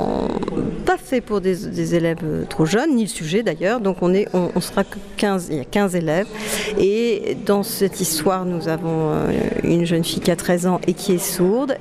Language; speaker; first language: French; native; French